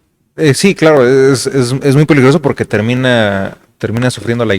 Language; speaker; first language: Spanish; native; Spanish